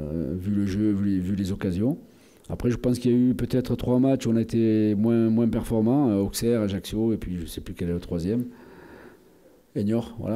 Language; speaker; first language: French; native; French